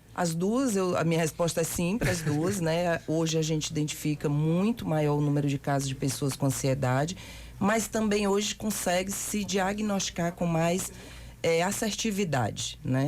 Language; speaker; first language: Portuguese; native; Portuguese